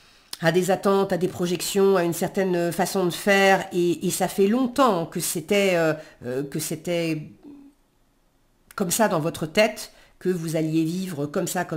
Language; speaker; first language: French; native; French